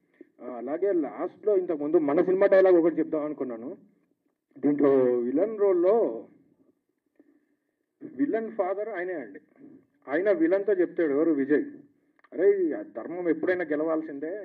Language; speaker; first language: Telugu; native; Telugu